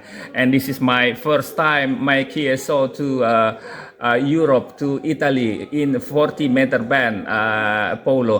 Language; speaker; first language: English; non-native, local second language; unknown